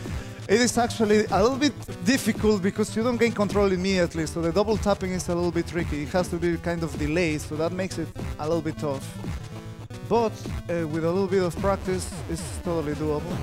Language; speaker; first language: English; non-native, fluent; Spanish